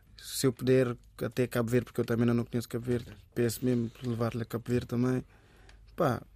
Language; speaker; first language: Portuguese; early bilingual, other home language; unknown